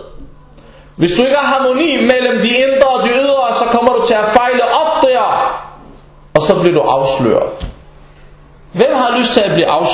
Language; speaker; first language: Danish; non-native, local second language; Arabic